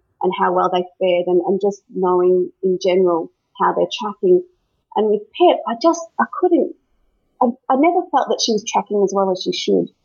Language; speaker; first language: English; native; English